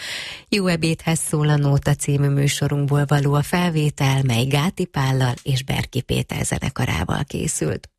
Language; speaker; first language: Hungarian; native; Hungarian